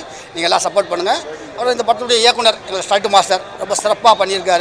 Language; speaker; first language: Tamil; native; Tamil